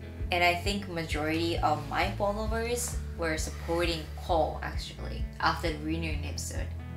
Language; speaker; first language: English; non-native, fluent; Japanese